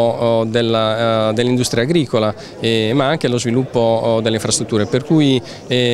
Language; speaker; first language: Italian; native; Italian